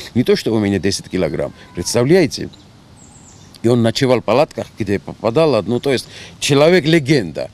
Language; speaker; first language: Russian; non-native, local second language; Georgian